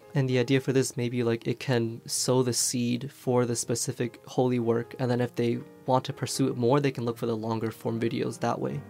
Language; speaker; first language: English; early bilingual, other home language; Chinese